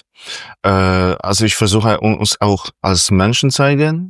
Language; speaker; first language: German; non-native, fluent; Polish